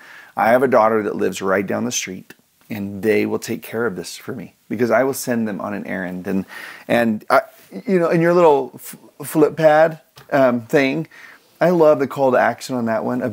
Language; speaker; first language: English; native; English